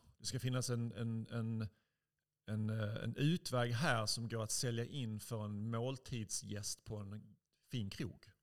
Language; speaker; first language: Swedish; native; Swedish